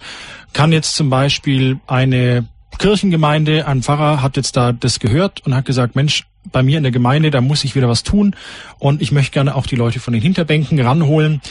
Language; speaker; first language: German; native; German